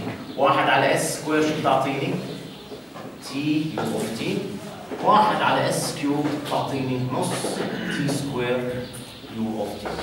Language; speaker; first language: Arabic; native; Arabic